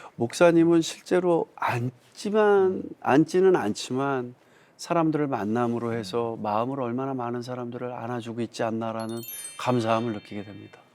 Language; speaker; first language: Korean; native; Korean